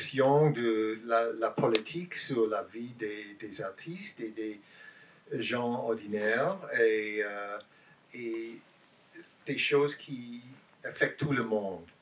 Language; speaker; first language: French; non-native, learner; English